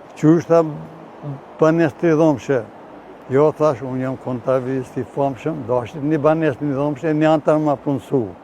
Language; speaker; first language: Albanian; native; Albanian